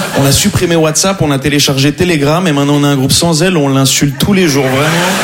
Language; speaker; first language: French; non-native, local second language; Arabic